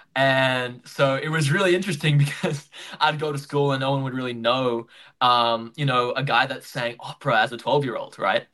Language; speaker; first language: English; native; English